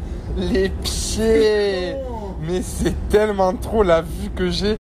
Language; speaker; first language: French; native; French